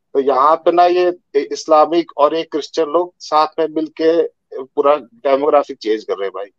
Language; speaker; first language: Hindi; native; Hindi